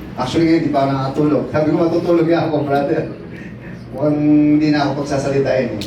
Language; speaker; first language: Filipino; native; Filipino